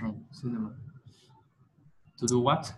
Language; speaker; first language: English; non-native, fluent; Vietnamese